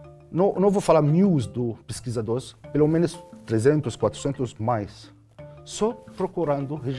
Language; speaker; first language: Portuguese; non-native, learner; Arabic